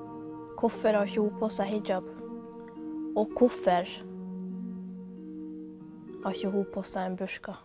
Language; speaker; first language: Norwegian; early bilingual, other home language; Somali